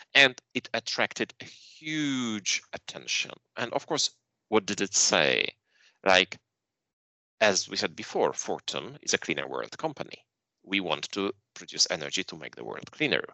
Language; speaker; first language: English; non-native, fluent; Polish